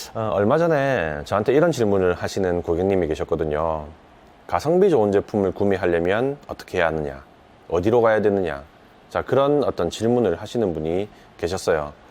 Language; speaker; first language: Korean; native; Korean